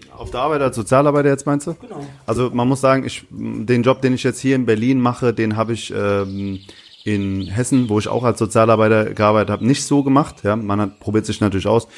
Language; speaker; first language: German; early bilingual, other home language; Turkish